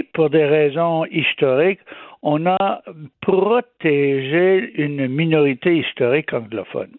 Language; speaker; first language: French; native; French